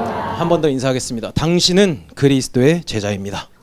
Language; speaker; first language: Korean; native; Korean